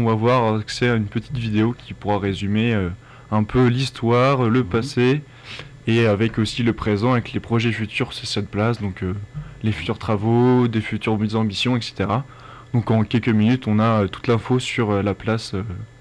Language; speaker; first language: French; native; French